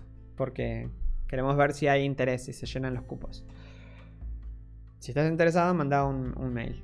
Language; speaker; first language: Spanish; native; Spanish